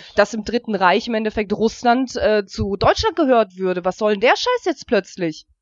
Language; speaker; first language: German; early bilingual, other home language; Russian